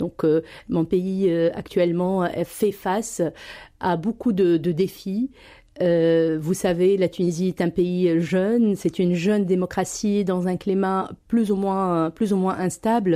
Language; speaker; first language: French; non-native, local second language; Arabic